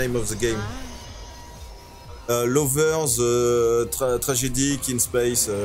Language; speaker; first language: English; non-native, learner; French